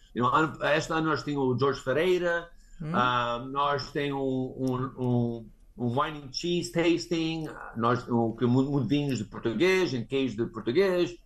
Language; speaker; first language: Portuguese; early bilingual, heritage; English